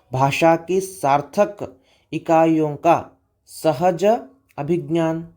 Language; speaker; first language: Hindi; non-native, local second language; Kannada